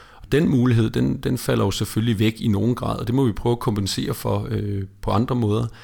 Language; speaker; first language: Danish; native; Danish